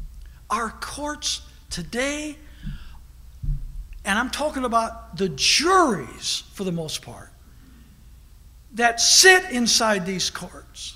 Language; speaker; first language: English; native; English